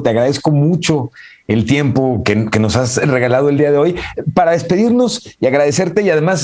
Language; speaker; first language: Spanish; native; Spanish